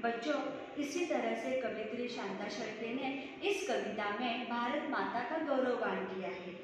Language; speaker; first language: Hindi; non-native, local second language; Marathi